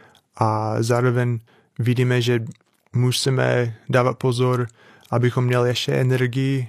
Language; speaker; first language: Czech; non-native, fluent; English